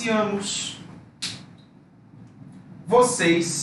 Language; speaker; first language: Portuguese; non-native, fluent; Spanish